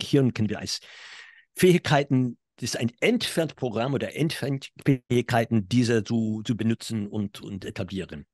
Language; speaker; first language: German; non-native, fluent; English